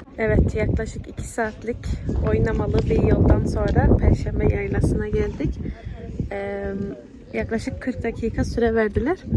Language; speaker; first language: Turkish; early bilingual, heritage; Turkish